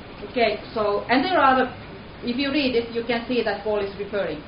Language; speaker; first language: English; non-native, fluent; Finnish